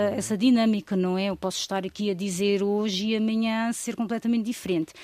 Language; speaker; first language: Portuguese; non-native, local second language; Kabuverdianu